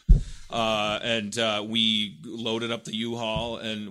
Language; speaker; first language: English; native; English